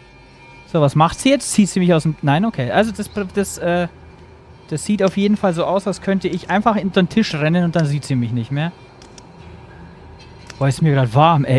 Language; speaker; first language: German; native; German